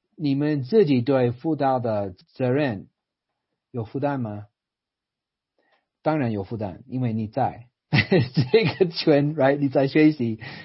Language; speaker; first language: Chinese; non-native, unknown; English